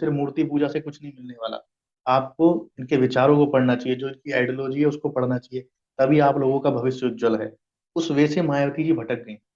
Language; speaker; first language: Hindi; native; Hindi